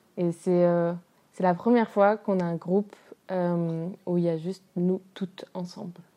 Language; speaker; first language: French; native; French